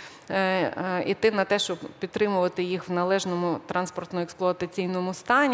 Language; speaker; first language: Ukrainian; native; Ukrainian